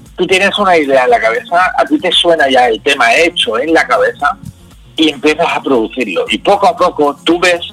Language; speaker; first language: Spanish; early bilingual, heritage; Spanish